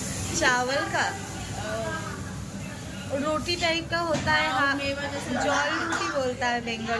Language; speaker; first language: Hindi; non-native, local second language; Bangla